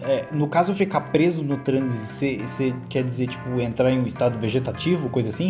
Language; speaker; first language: Portuguese; native; Portuguese